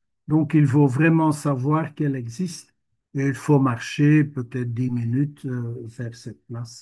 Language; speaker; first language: French; non-native, local second language; Dutch